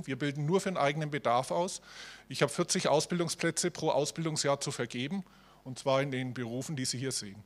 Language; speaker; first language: German; native; German